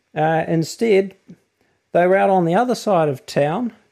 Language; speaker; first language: English; native; English